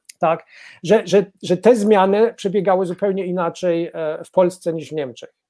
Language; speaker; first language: Polish; non-native, fluent; German